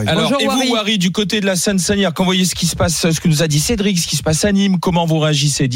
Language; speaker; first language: French; native; French